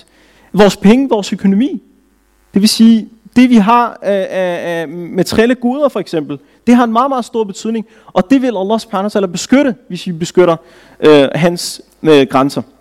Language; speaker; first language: Danish; early bilingual, other home language; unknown